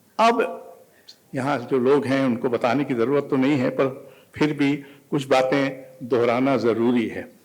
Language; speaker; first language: Hindi; native; Hindi